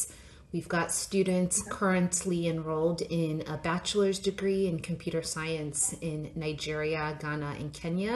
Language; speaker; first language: English; non-native, local second language; Yoruba